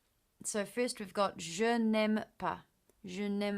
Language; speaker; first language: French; non-native, fluent; English